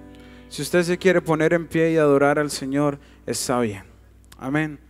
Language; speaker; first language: Spanish; native; Spanish